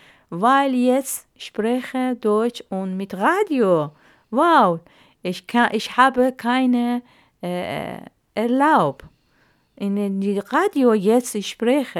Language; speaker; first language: German; non-native, learner; Arabic